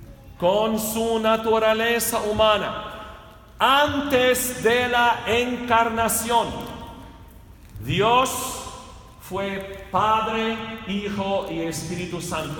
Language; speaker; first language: Spanish; non-native, fluent; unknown